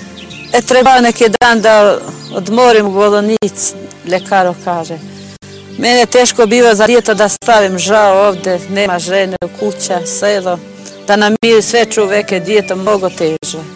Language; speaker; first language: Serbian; non-native, learner; Albanian